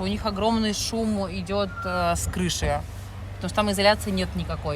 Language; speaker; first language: Russian; native; Russian